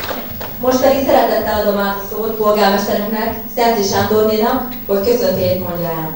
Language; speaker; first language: Hungarian; native; Hungarian